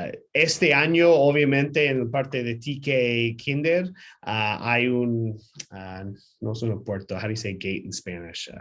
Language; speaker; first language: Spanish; non-native, learner; English